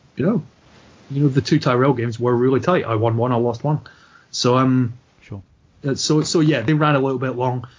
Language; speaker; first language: English; native; English